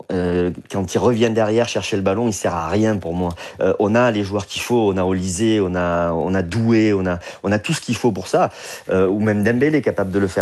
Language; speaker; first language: French; native; French